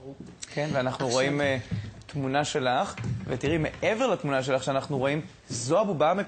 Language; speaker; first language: Hebrew; native; Hebrew